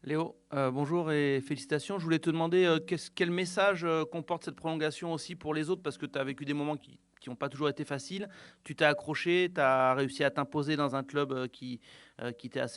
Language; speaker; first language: French; native; French